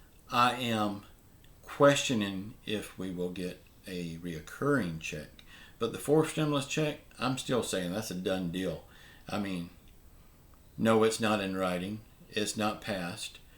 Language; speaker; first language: English; native; English